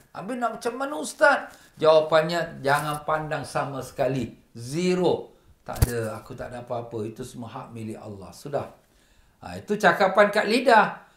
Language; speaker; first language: Malay; native; Malay